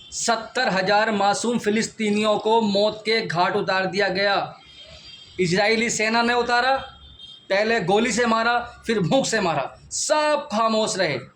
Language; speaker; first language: Hindi; native; Hindi